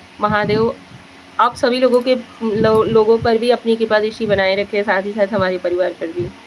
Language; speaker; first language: Hindi; native; Hindi